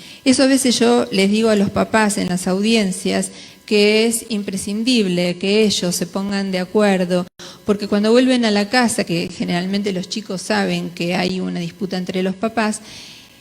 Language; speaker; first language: Spanish; native; Spanish